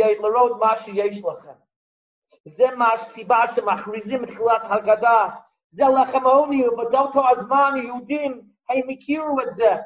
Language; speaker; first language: Hebrew; non-native, fluent; English